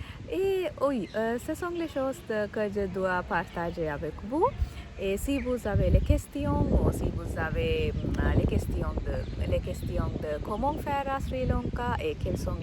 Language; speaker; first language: French; non-native, learner; Sinhala